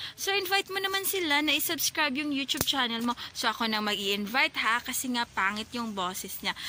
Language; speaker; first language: Filipino; non-native, local second language; Waray